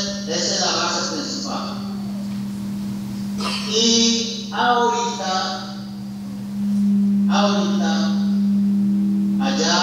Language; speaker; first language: Spanish; non-native, local second language; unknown